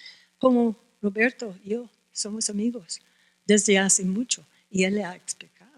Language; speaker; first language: Spanish; non-native, fluent; English